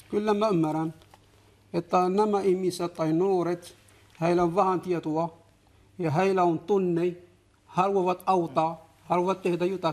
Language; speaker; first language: Finnish; non-native, fluent; Arabic